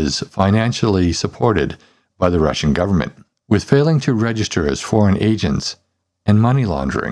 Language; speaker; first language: English; native; English